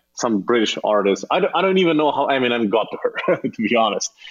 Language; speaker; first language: English; non-native, fluent; Slovenian